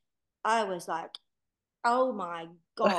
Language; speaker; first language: English; native; English